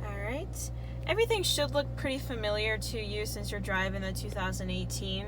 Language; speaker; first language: English; native; English